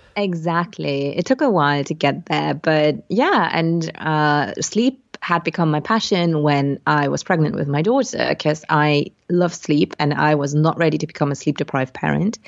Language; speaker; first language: English; non-native, fluent; Luxembourgish